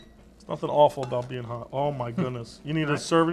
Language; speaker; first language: English; native; English